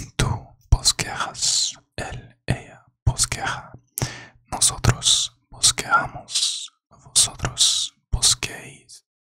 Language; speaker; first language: Spanish; non-native, learner; English